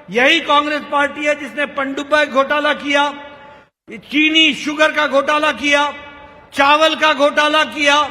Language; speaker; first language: Hindi; native; Hindi